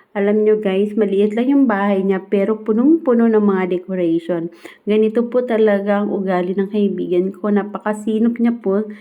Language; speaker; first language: Filipino; non-native, local second language; Bikol